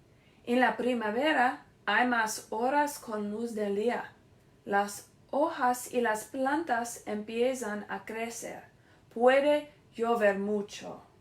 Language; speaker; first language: Spanish; non-native, learner; English